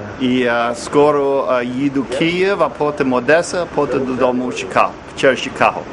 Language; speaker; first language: Ukrainian; non-native, learner; English